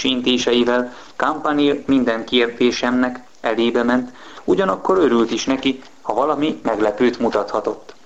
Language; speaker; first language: Hungarian; native; Hungarian